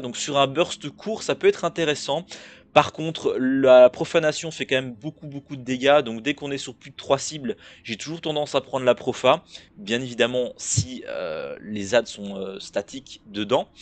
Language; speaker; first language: French; native; French